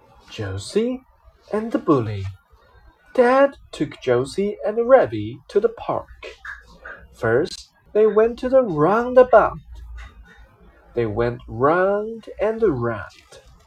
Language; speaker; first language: English; non-native, fluent; Chinese